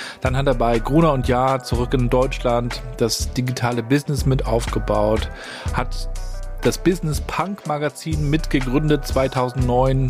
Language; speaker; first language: German; native; German